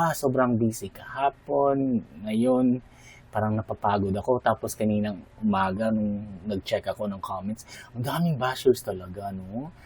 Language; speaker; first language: Filipino; non-native, local second language; Hiligaynon